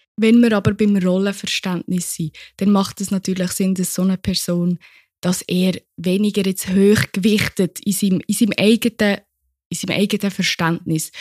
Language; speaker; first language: German; native; German